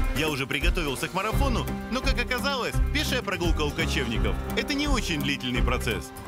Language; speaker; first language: Russian; native; Russian